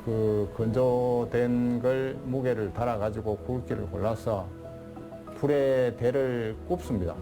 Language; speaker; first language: Korean; native; Korean